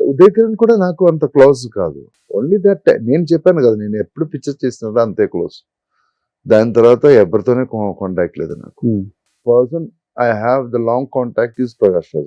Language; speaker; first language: Telugu; non-native, fluent; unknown